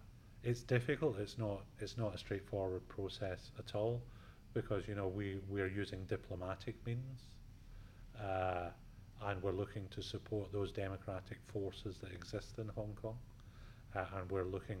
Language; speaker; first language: English; native; English